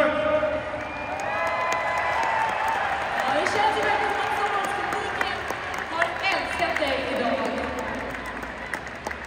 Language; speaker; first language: Swedish; native; Swedish